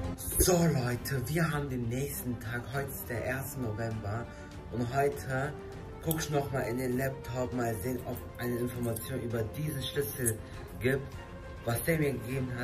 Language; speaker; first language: German; early bilingual, other home language; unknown